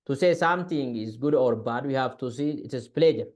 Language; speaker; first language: English; non-native, local second language; Amharic